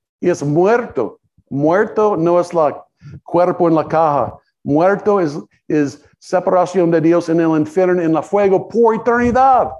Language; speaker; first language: Spanish; non-native, learner; English